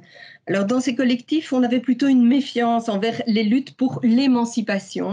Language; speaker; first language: French; native; French